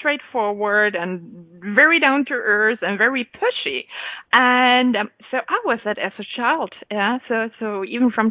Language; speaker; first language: English; non-native, fluent; German